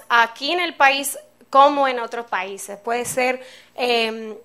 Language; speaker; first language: Spanish; non-native, fluent; English